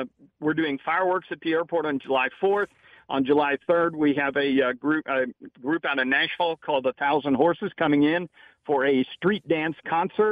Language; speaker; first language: English; native; English